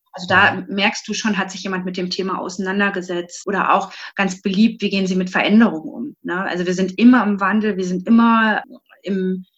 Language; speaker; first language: German; native; German